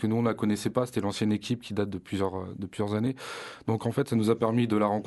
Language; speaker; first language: French; native; French